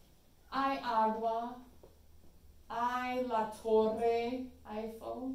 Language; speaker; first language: Spanish; non-native, fluent; English